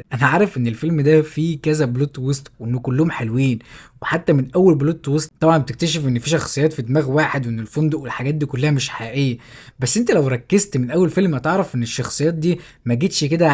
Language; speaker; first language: Arabic; native; Arabic